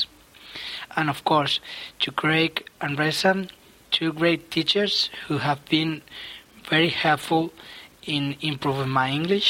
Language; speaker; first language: English; non-native, fluent; Spanish